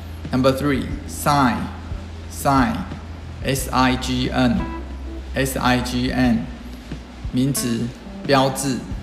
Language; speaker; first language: English; non-native, fluent; Chinese